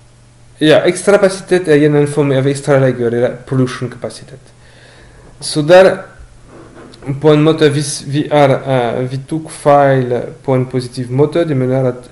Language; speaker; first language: Norwegian; non-native, learner; French